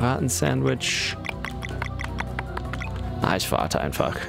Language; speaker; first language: German; non-native, fluent; English